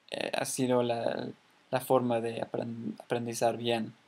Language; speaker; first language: Spanish; non-native, fluent; English